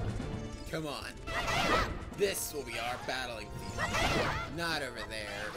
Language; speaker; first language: English; native; English